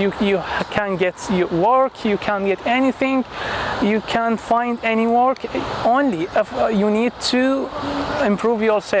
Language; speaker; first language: English; non-native, fluent; Arabic